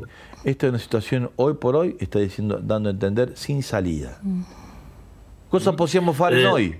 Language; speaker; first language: Italian; non-native, learner; Spanish